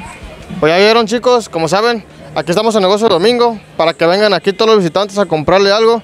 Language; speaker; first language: Spanish; native; Spanish